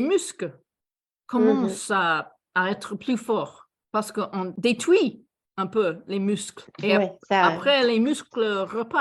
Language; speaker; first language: French; non-native, fluent; English